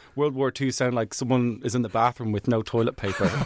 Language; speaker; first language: English; native; English